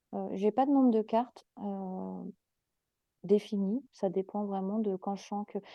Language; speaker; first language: French; native; French